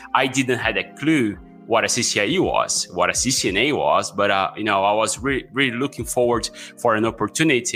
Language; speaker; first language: English; non-native, fluent; Portuguese